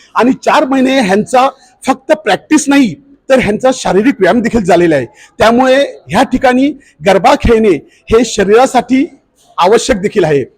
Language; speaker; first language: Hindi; non-native, local second language; Marathi